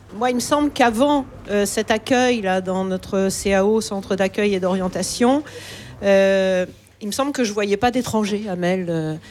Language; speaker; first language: French; native; French